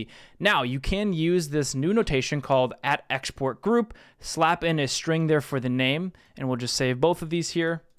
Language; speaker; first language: English; native; English